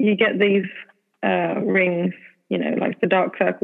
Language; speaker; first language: English; non-native, fluent; Swedish